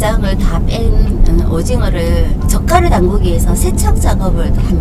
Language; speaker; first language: Korean; native; Korean